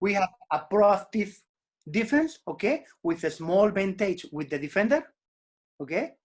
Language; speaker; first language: English; non-native, learner; Spanish